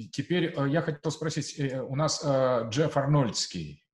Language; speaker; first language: Russian; native; Russian